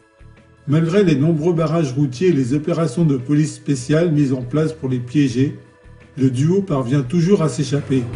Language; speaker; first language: French; native; French